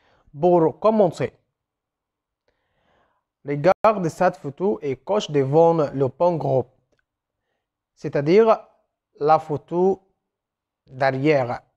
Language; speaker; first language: French; non-native, fluent; Arabic